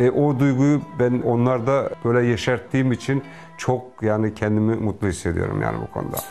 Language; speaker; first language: Turkish; native; Turkish